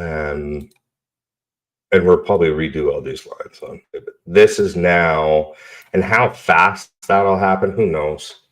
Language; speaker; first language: English; native; English